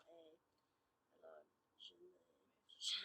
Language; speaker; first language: French; non-native, learner; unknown